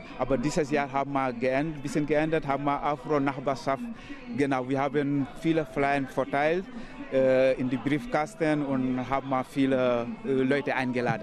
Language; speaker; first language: German; non-native, learner; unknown